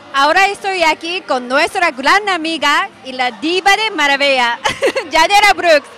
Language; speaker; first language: Spanish; non-native, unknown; Japanese